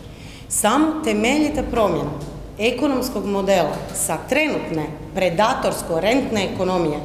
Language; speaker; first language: Croatian; native; Croatian